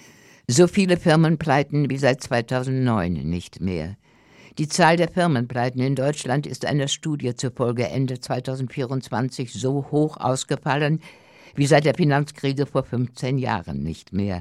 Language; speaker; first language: German; native; German